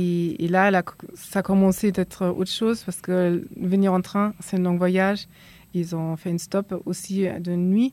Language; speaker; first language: French; non-native, fluent; German